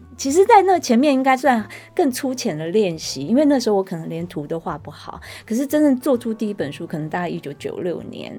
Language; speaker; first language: Chinese; non-native, local second language; Min Nan Chinese